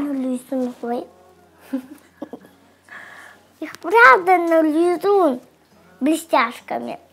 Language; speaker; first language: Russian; non-native, local second language; Kazakh